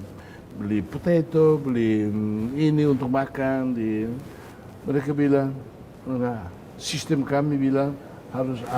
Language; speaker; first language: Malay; non-native, fluent; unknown